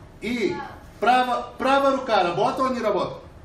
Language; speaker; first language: Russian; non-native, learner; Portuguese